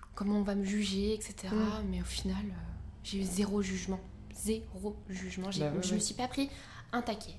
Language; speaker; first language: French; native; French